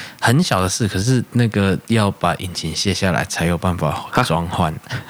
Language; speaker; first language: Chinese; native; Chinese